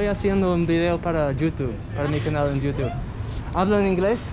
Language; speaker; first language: Spanish; non-native, fluent; English